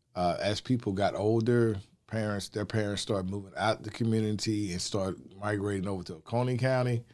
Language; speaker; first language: English; native; English